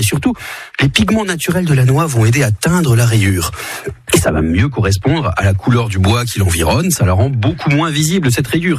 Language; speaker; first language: French; native; French